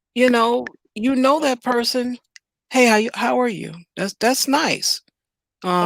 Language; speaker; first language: English; native; English